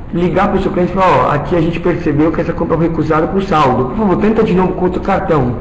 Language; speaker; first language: Portuguese; early bilingual, other home language; Italian